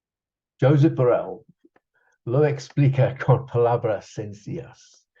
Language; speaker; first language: Spanish; non-native, fluent; English